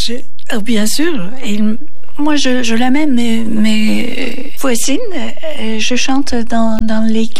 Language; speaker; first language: French; non-native, learner; Turkish